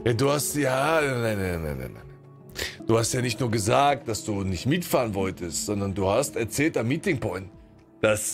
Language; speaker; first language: German; native; German